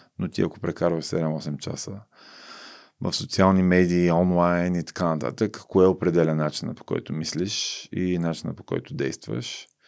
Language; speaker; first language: Bulgarian; native; Bulgarian